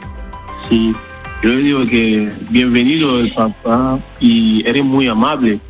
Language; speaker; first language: Spanish; non-native, learner; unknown